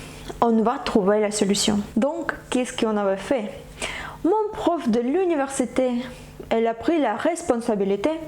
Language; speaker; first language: French; non-native, fluent; Ukrainian